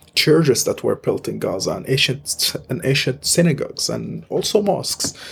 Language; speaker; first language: English; non-native, fluent; Arabic